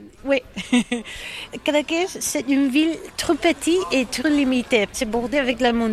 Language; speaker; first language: French; non-native, learner; Catalan